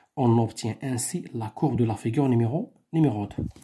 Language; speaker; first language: French; non-native, local second language; Arabic